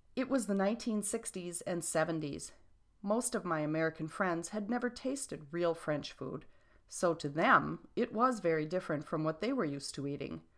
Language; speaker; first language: English; non-native, fluent; French